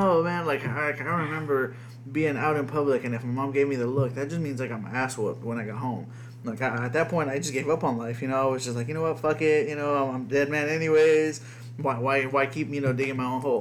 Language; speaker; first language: English; early bilingual, other home language; Spanish